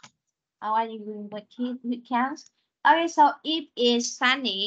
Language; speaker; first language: English; non-native, fluent; Vietnamese